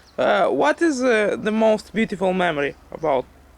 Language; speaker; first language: English; non-native, fluent; Romanian